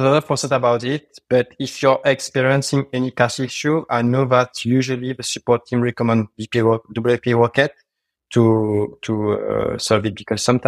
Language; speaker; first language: English; non-native, fluent; French